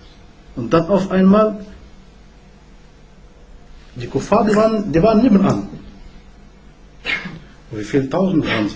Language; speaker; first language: German; non-native, learner; Arabic